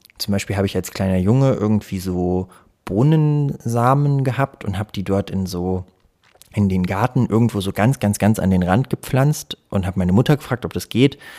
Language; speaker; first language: German; early bilingual, other home language; Russian